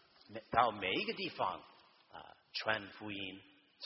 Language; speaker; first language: Chinese; early bilingual, heritage; Chinese